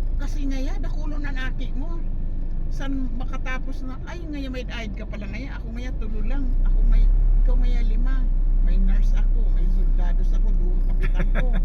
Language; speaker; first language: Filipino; non-native, local second language; Bikol